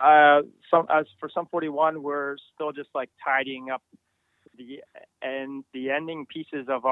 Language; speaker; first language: English; native; English